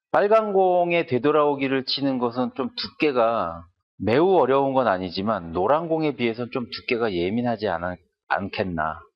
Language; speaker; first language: Korean; native; Korean